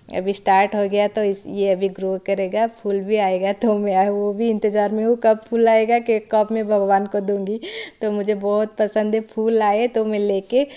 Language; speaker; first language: Hindi; non-native, local second language; Odia